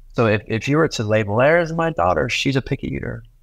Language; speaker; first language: English; native; English